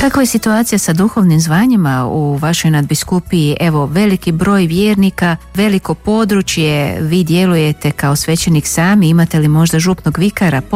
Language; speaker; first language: Croatian; native; Croatian